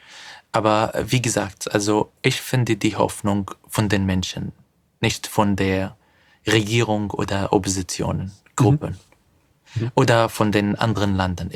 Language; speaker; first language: German; non-native, fluent; Arabic